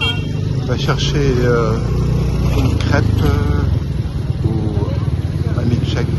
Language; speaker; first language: French; native; French